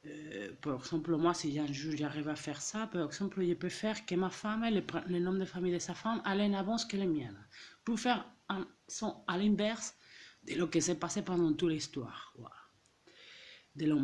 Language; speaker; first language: French; non-native, fluent; Catalan